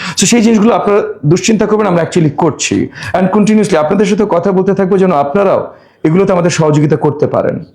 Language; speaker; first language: Bangla; native; Bangla